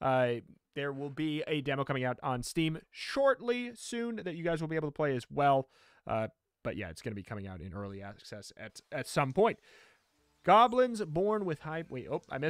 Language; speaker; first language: English; native; English